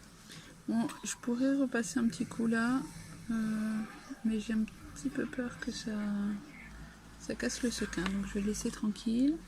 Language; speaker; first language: French; native; French